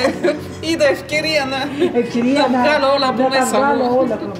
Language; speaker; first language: Greek; non-native, fluent; Bulgarian